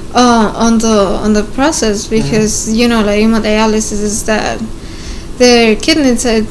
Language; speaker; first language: English; non-native, learner; Spanish